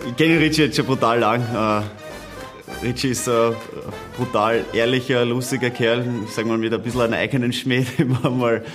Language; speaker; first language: German; native; German